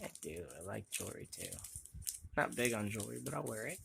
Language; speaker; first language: English; native; English